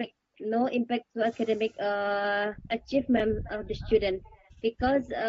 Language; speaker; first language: English; non-native, learner; Indonesian